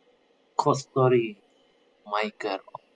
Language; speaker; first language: Japanese; non-native, learner; English